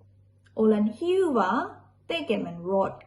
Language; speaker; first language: Finnish; non-native, learner; Burmese